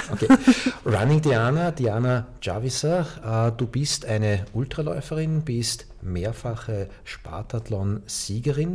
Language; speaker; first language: German; native; German